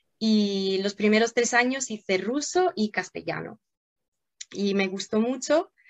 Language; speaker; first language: Spanish; non-native, fluent; Italian